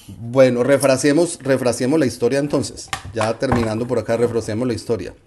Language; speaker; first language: Spanish; native; Spanish